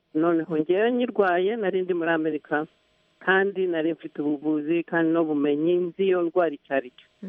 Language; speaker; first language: Kinyarwanda; early bilingual, heritage; Kinyarwanda